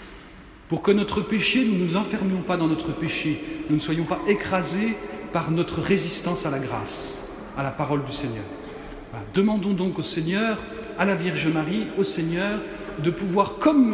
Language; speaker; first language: French; native; French